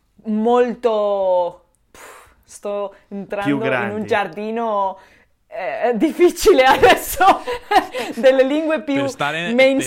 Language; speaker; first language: Italian; non-native, learner; Spanish